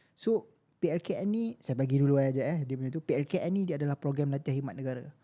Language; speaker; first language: Malay; native; Malay